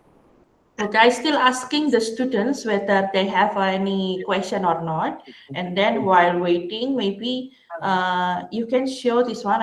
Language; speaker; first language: English; non-native, learner; Indonesian